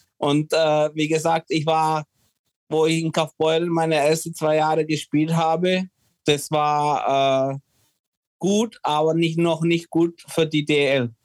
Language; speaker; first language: German; early bilingual, other home language; Czech